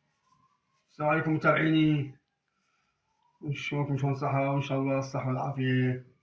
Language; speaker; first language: Arabic; native; Arabic